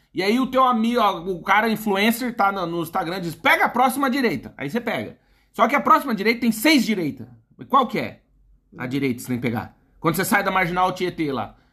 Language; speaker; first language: Portuguese; native; Portuguese